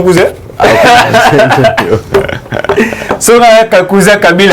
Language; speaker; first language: French; non-native, local second language; Lingala